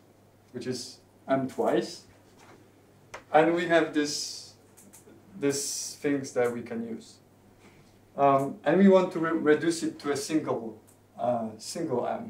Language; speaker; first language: English; non-native, fluent; Polish